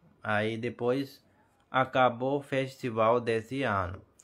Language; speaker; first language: Portuguese; non-native, learner; Hindi